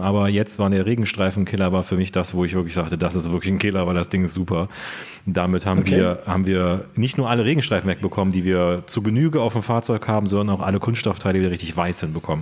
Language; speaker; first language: German; native; German